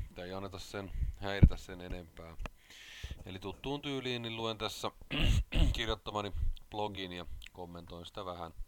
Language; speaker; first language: Finnish; native; Finnish